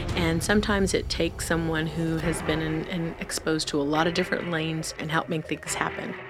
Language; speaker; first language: English; early bilingual, other home language; Filipino